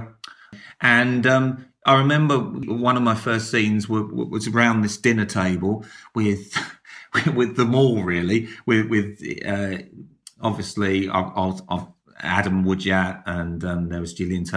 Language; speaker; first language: English; native; English